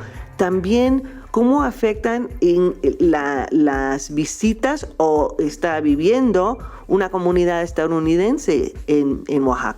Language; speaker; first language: Spanish; non-native, fluent; English